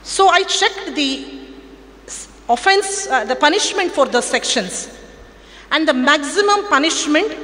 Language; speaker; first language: English; non-native, local second language; Kannada